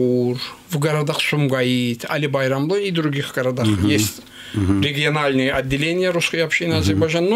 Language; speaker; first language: Russian; non-native, local second language; Azerbaijani